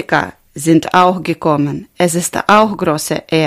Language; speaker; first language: German; non-native, learner; Ukrainian